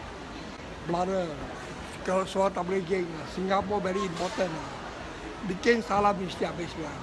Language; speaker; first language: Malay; non-native, local second language; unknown